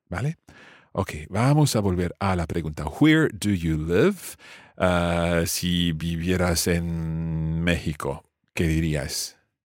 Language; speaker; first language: Spanish; non-native, fluent; English